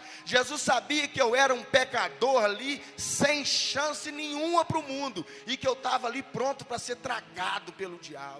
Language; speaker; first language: Portuguese; native; Portuguese